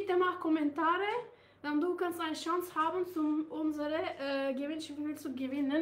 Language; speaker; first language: German; non-native, learner; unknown